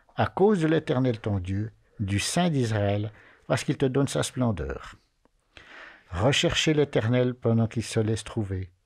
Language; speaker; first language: French; native; French